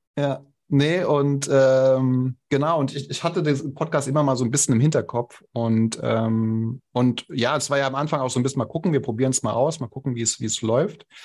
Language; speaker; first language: German; non-native, local second language; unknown